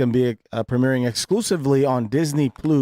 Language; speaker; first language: English; native; English